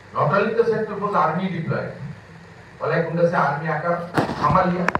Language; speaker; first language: Hindi; non-native, local second language; Bangla